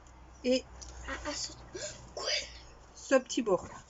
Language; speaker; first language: French; native; French